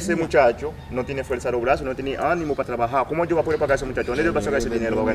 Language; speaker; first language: Spanish; native; Spanish